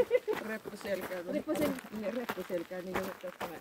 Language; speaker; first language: Finnish; native; Finnish